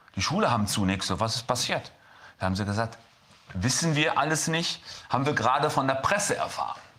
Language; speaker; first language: German; native; German